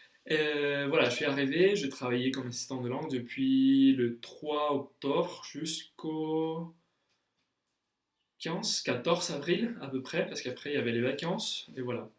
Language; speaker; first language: French; non-native, fluent; Spanish